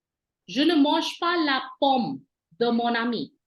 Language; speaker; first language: French; non-native, fluent; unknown